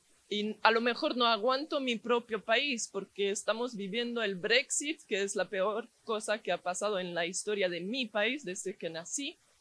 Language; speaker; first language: Spanish; non-native, fluent; English